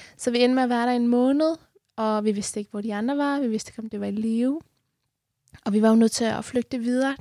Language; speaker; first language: Danish; early bilingual, other home language; Persian